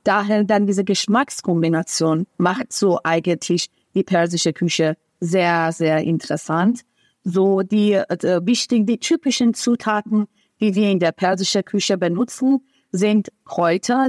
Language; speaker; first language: German; non-native, fluent; Persian